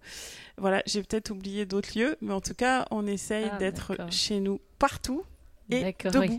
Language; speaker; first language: French; native; French